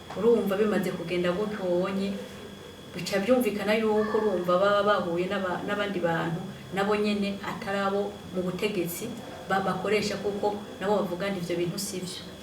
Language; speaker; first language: Rundi; native; Rundi